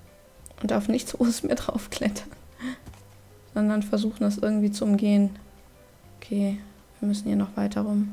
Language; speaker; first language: German; native; German